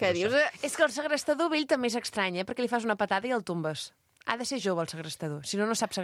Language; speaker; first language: Catalan; native; Catalan